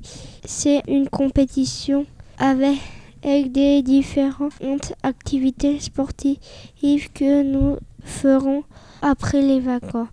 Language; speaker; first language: French; non-native, learner; Spanish